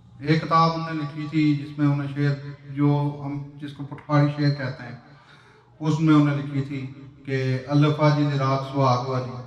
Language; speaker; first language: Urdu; non-native, local second language; Pahari-Potwari